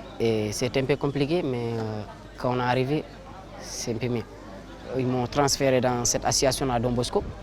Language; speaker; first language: French; non-native, learner; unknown